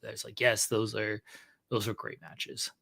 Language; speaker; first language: English; native; English